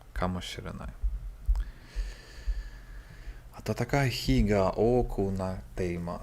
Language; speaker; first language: Japanese; non-native, learner; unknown